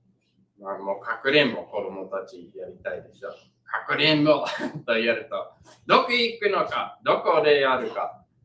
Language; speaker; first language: Japanese; non-native, learner; English